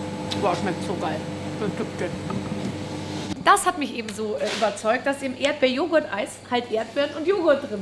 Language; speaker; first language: German; native; German